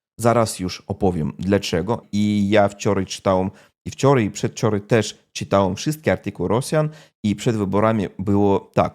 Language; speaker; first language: Polish; non-native, fluent; Russian